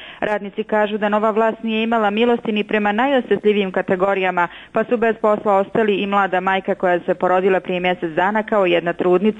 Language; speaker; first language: Croatian; native; Croatian